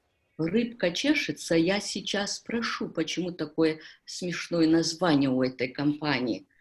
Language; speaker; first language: Russian; native; Russian